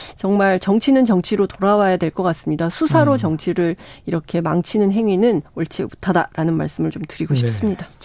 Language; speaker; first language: Korean; native; Korean